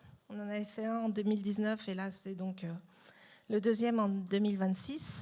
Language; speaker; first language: French; native; French